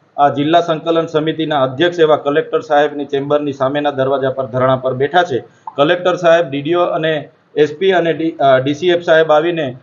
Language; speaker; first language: Gujarati; non-native, local second language; Vasavi